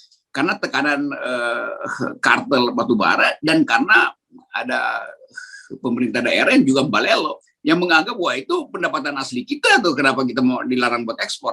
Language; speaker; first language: Indonesian; native; Indonesian